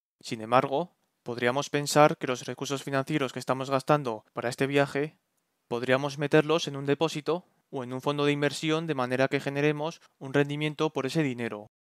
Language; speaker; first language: Spanish; native; Spanish